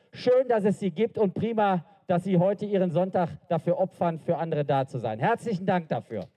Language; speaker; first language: German; native; German